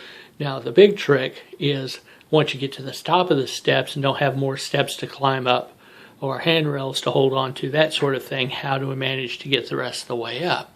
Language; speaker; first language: English; native; English